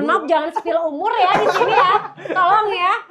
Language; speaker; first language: Indonesian; native; Indonesian